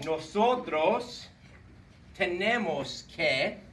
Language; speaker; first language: Spanish; non-native, fluent; English